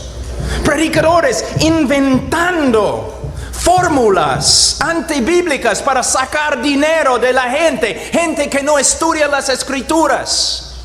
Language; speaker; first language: Spanish; non-native, fluent; English